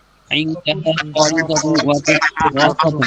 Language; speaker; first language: Arabic; non-native, learner; Bangla